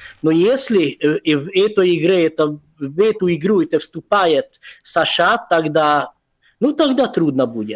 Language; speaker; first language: Russian; non-native, fluent; Hungarian